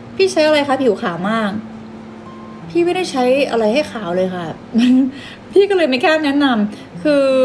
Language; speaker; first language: Thai; native; Thai